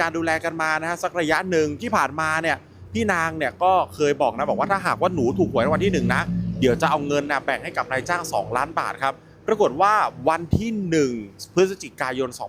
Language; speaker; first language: Thai; native; Thai